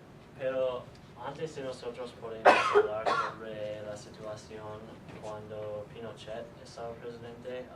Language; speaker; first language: Spanish; non-native, learner; English